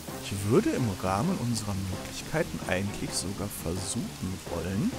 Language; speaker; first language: German; native; German